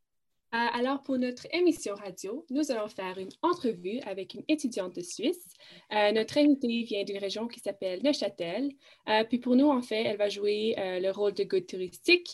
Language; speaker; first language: French; non-native, fluent; English